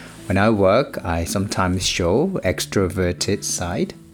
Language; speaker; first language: English; non-native, fluent; Korean